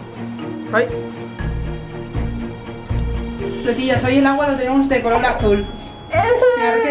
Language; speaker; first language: Spanish; native; Spanish